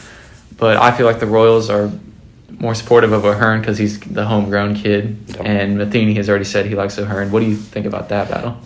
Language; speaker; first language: English; native; English